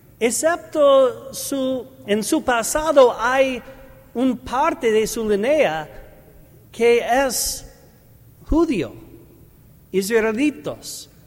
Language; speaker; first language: Spanish; non-native, learner; English